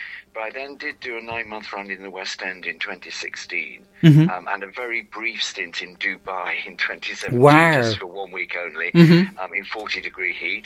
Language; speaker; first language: English; native; English